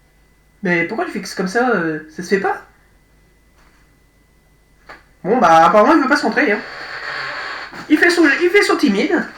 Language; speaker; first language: French; native; French